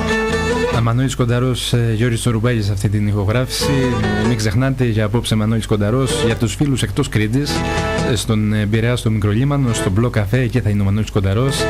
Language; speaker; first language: Greek; native; Greek